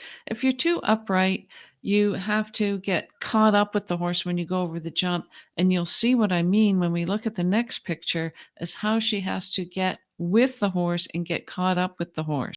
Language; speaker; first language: English; native; English